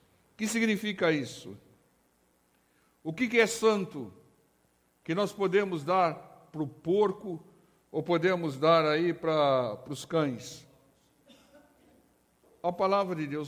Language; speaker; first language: Portuguese; native; Portuguese